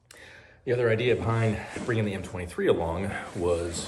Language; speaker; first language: English; native; English